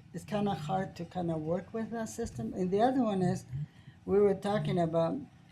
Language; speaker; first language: English; non-native, fluent; Spanish